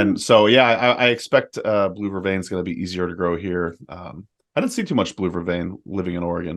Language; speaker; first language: English; native; English